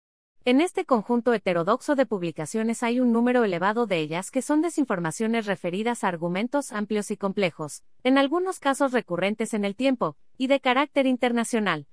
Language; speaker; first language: Spanish; native; Spanish